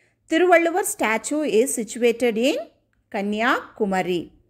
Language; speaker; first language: English; non-native, local second language; Tamil